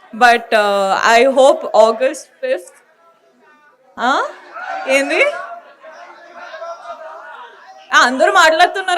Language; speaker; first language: Telugu; non-native, fluent; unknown